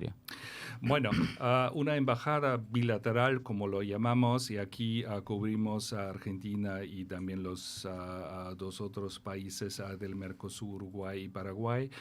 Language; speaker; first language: Spanish; non-native, fluent; German